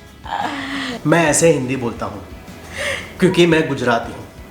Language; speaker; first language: Hindi; non-native, local second language; Gujarati